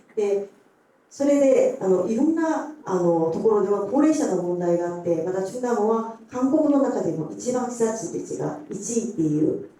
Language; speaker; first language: Japanese; non-native, fluent; Korean